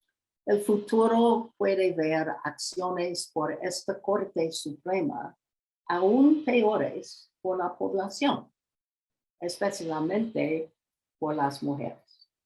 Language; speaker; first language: Spanish; non-native, learner; English